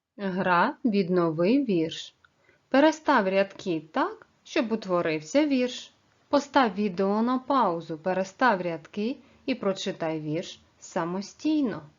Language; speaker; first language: Ukrainian; native; Ukrainian